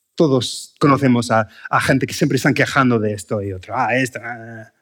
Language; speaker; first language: Spanish; non-native, fluent; English